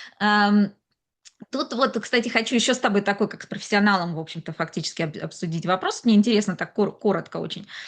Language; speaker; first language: Russian; native; Russian